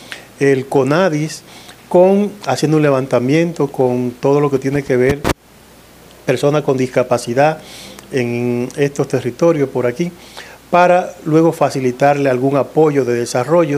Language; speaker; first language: Spanish; native; Spanish